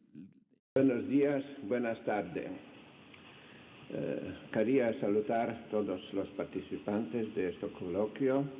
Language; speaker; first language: Spanish; non-native, fluent; Slovenian